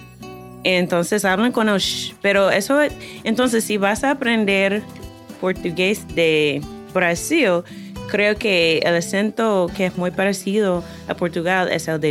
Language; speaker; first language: Spanish; non-native, fluent; English